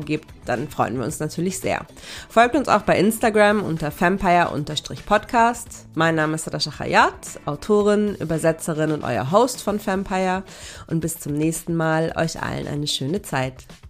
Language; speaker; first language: German; native; German